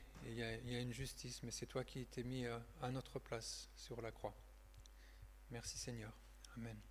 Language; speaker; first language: French; native; French